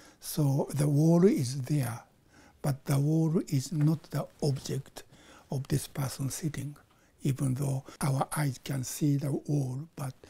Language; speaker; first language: English; non-native, fluent; Japanese